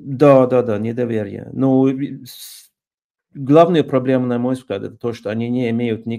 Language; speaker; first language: Russian; non-native, fluent; Norwegian